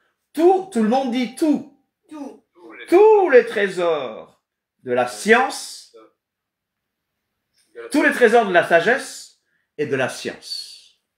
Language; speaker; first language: French; non-native, fluent; Kabuverdianu